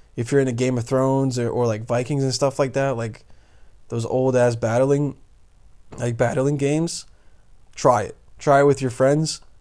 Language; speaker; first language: English; early bilingual, other home language; Bosnian